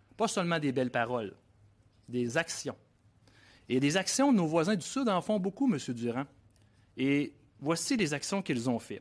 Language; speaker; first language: French; native; French